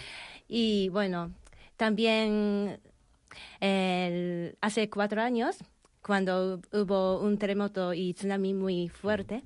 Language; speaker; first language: Spanish; non-native, fluent; Japanese